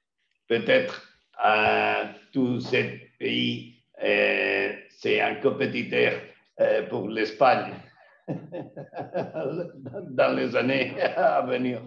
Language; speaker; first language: French; non-native, learner; Spanish